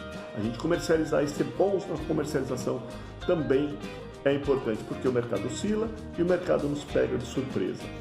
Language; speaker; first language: Portuguese; native; Portuguese